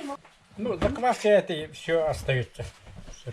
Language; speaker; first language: Russian; non-native, local second language; Yakut